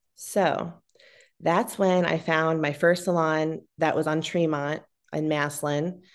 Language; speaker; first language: English; native; English